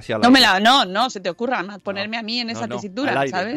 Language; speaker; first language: Spanish; native; Spanish